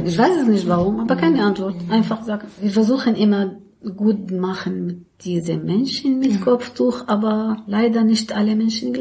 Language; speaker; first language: German; non-native, learner; Arabic